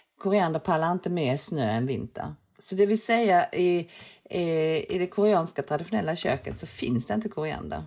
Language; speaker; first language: Swedish; early bilingual, other home language; Korean